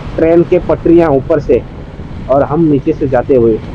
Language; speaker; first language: Hindi; non-native, local second language; Marathi